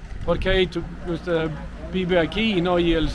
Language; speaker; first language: Spanish; non-native, learner; English